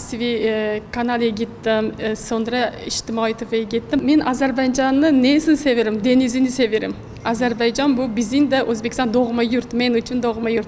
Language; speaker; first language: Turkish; non-native, learner; Uzbek